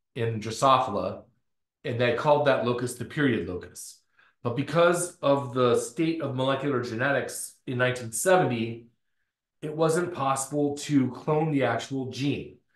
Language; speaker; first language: English; native; English